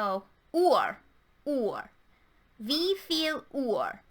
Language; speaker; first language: German; non-native, fluent; English